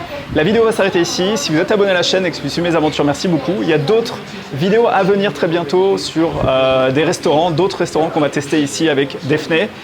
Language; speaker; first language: French; native; French